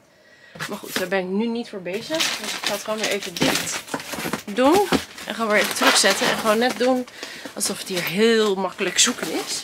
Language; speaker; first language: Dutch; native; Dutch